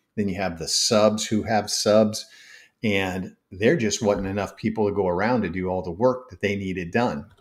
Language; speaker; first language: English; native; English